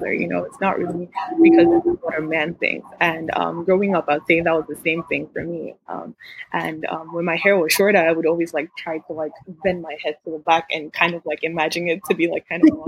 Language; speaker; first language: English; non-native, local second language; Yoruba